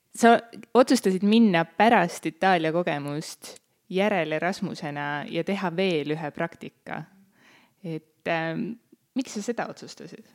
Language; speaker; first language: Estonian; native; Estonian